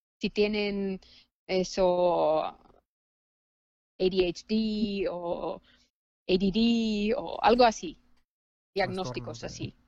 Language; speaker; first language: Spanish; non-native, fluent; Finnish